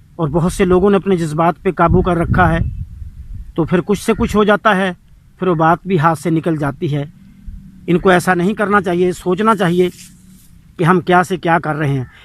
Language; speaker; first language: Urdu; native; Urdu